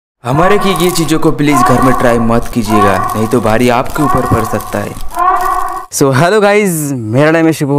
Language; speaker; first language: Hindi; non-native, local second language; Bangla